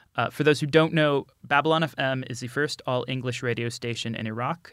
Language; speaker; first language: English; native; English